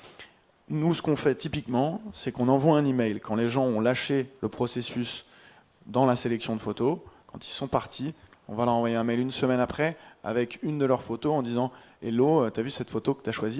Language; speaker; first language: French; native; French